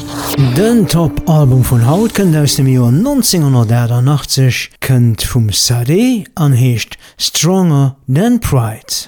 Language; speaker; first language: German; non-native, local second language; Luxembourgish